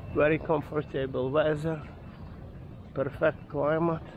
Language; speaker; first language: English; non-native, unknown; Ukrainian